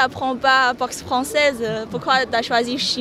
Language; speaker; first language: French; non-native, learner; Chinese